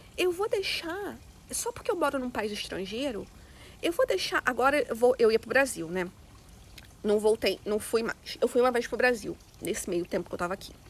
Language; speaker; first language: Portuguese; native; Portuguese